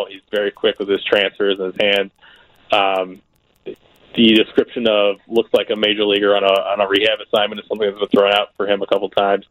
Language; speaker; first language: English; native; English